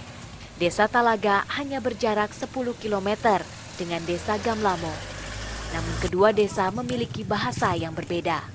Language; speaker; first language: Indonesian; native; Indonesian